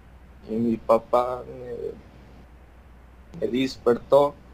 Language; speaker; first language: Spanish; early bilingual, heritage; Spanish